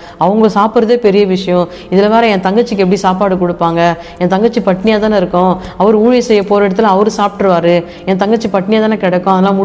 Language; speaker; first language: Tamil; native; Tamil